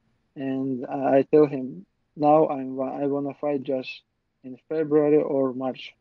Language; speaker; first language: English; non-native, learner; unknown